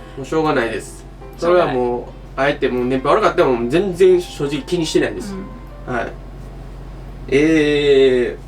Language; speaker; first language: Japanese; native; Japanese